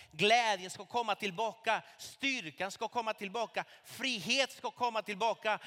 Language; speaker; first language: Swedish; non-native, fluent; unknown